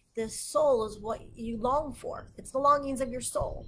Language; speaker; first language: English; native; English